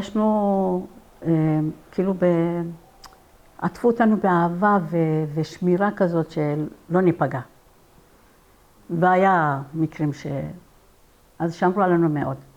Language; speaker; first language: Hebrew; non-native, fluent; Persian